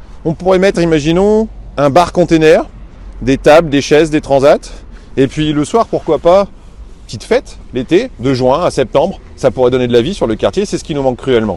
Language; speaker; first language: French; native; French